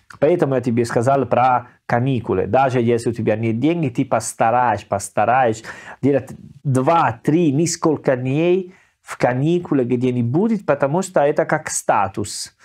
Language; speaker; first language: Russian; non-native, learner; Italian